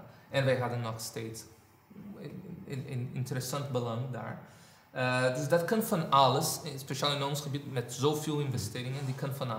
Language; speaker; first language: Dutch; non-native, fluent; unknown